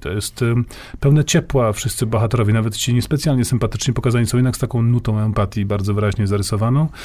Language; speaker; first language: Polish; native; Polish